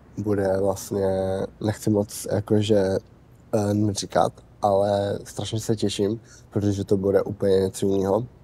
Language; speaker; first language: Czech; early bilingual, heritage; Czech